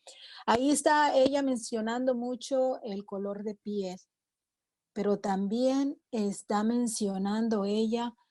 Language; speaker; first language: Spanish; native; Spanish